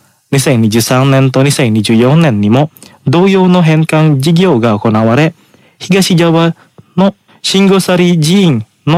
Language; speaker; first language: Japanese; non-native, fluent; Indonesian